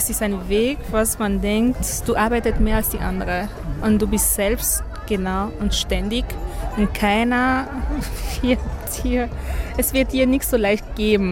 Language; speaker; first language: German; non-native, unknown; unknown